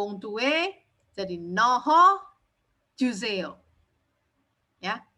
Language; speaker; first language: Korean; non-native, fluent; Indonesian